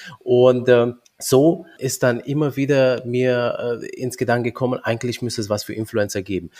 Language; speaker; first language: German; early bilingual, other home language; Romanian